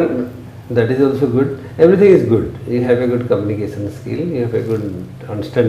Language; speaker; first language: English; non-native, local second language; Odia